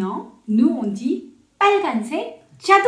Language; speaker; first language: French; non-native, fluent; Korean